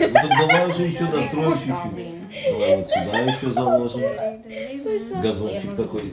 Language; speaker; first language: Russian; native; Russian